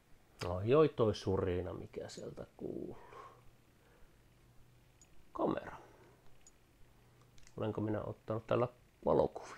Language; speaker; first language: Finnish; native; Finnish